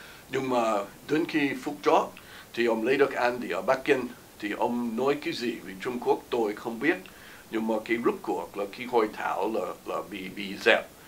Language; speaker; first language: Vietnamese; non-native, fluent; English